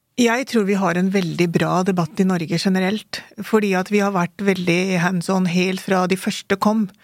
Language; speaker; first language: Norwegian; early bilingual, other home language; Urdu